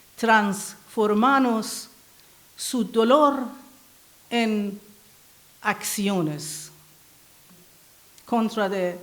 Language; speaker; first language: Spanish; non-native, learner; Persian